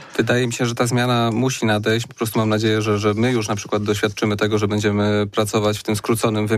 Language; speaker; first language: Polish; native; Polish